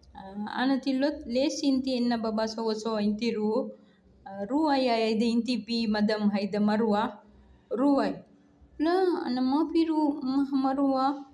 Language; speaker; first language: Arabic; non-native, learner; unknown